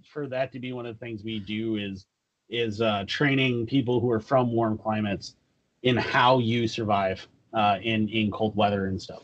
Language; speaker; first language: English; native; English